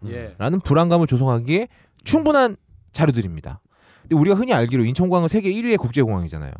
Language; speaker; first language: Korean; native; Korean